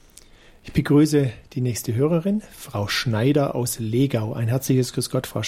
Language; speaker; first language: German; native; German